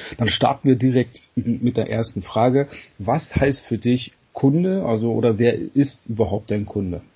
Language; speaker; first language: German; native; German